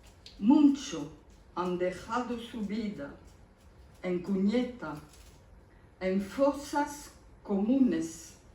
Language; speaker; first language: Spanish; early bilingual, heritage; Spanish